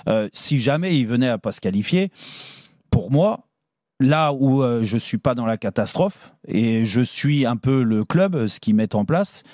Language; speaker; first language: French; native; French